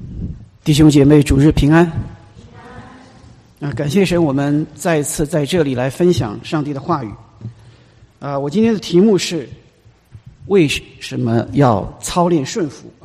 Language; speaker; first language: Chinese; native; Chinese